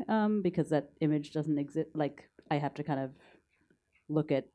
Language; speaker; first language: English; native; English